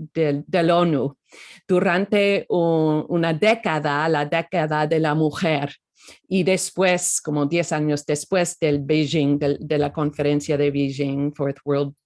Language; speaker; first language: Spanish; non-native, fluent; English